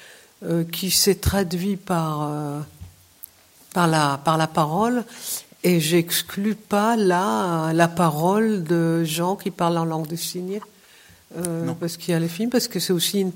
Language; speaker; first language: French; non-native, fluent; Hebrew